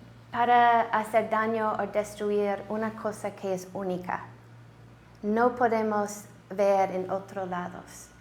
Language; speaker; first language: Spanish; non-native, learner; English